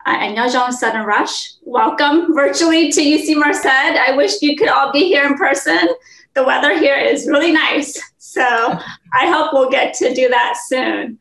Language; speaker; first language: English; early bilingual, other home language; Hmong